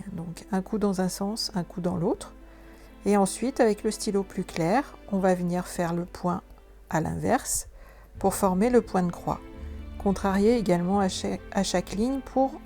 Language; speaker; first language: French; native; French